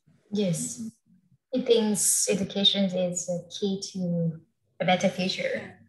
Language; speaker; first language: English; non-native, fluent; Vietnamese